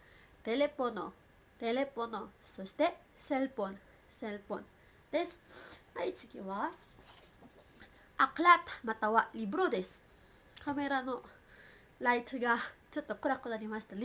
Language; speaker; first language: Japanese; non-native, fluent; Filipino